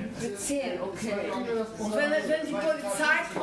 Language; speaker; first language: German; non-native, fluent; Portuguese